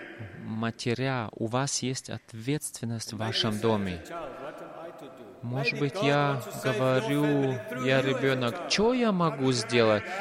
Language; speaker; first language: Russian; non-native, fluent; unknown